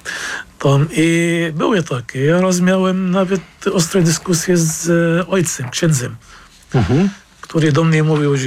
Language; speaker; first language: Polish; non-native, fluent; Arabic